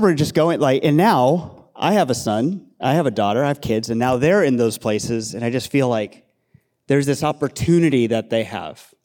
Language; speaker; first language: English; native; English